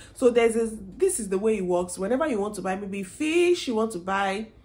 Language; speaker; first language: English; non-native, local second language; Yoruba